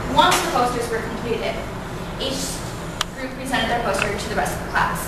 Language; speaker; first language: English; native; English